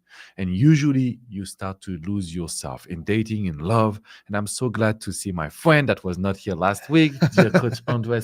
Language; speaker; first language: English; non-native, fluent; French